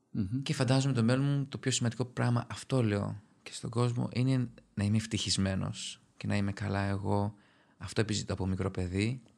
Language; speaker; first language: Greek; early bilingual, other home language; Albanian